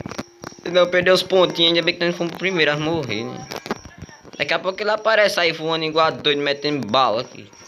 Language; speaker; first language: Portuguese; native; Portuguese